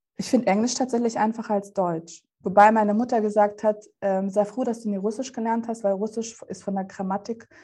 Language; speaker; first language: German; early bilingual, other home language; Russian